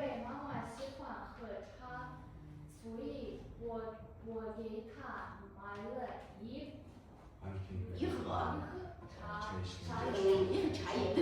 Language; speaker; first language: Chinese; non-native, learner; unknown